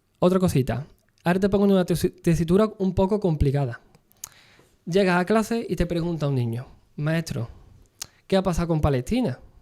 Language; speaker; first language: Spanish; native; Spanish